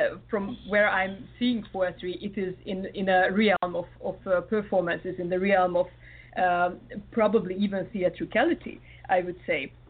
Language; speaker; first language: English; non-native, fluent; Hungarian